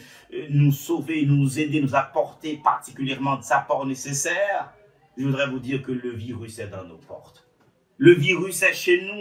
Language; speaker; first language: French; non-native, local second language; Haitian Creole